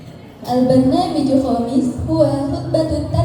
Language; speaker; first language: Arabic; non-native, learner; Indonesian